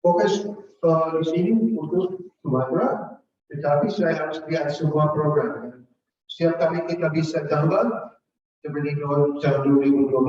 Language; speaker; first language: Indonesian; non-native, fluent; English